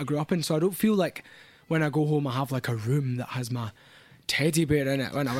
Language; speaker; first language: English; native; English